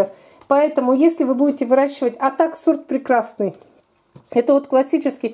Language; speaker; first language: Russian; native; Russian